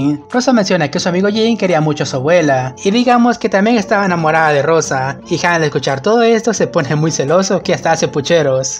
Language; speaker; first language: Spanish; native; Spanish